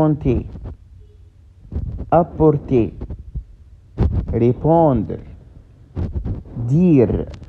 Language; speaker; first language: French; non-native, fluent; Arabic